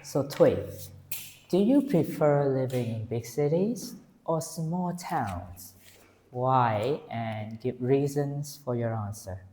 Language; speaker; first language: English; non-native, fluent; Vietnamese